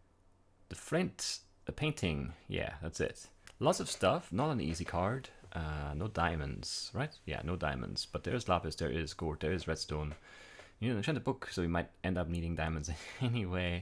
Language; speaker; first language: English; native; English